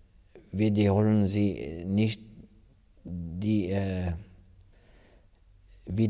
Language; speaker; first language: German; non-native, fluent; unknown